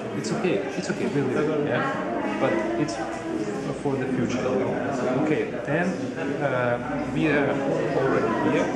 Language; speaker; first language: English; non-native, learner; German